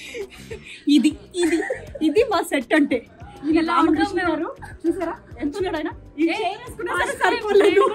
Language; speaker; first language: Telugu; native; Telugu